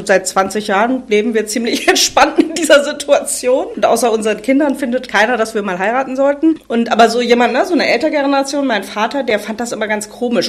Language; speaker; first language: German; native; German